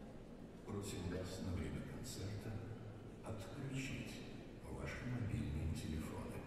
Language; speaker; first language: Russian; native; Russian